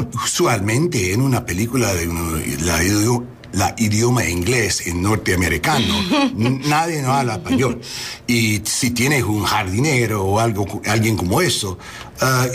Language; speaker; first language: Spanish; non-native, learner; English